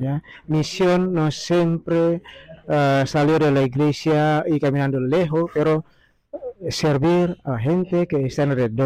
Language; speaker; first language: Spanish; non-native, learner; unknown